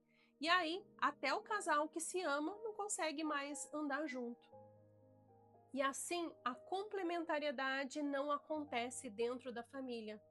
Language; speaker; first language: Portuguese; native; Portuguese